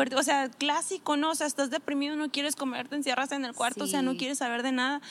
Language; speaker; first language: Spanish; native; Spanish